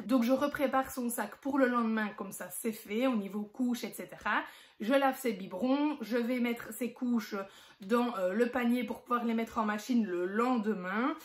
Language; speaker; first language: French; native; French